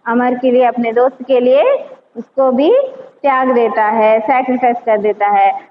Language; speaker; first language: Hindi; non-native, local second language; Telugu